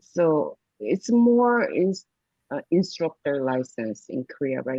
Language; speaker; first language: English; non-native, learner; Korean